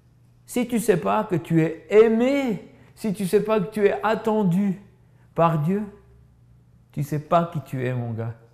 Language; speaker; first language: French; native; French